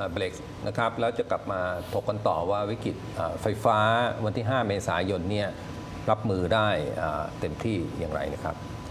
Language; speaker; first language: Thai; native; Thai